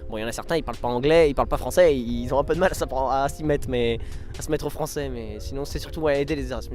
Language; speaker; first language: French; native; French